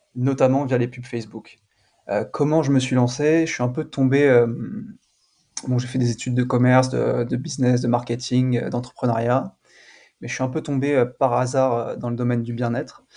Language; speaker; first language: French; native; French